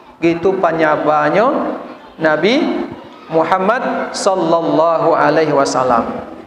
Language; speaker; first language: Malay; non-native, local second language; Minangkabau